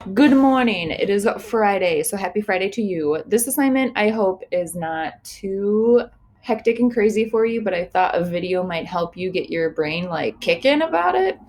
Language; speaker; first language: English; native; English